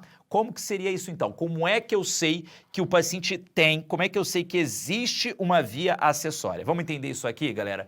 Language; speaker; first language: Portuguese; native; Portuguese